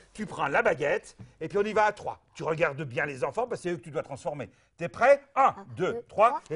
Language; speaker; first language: French; native; French